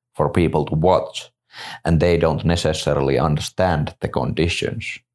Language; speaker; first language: English; non-native, fluent; Finnish